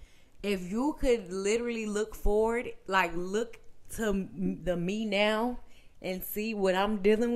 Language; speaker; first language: English; native; English